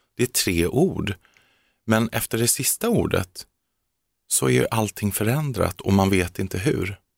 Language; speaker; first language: Swedish; native; Swedish